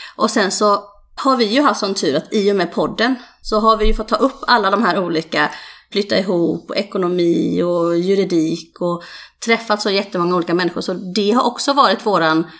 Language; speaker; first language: Swedish; native; Swedish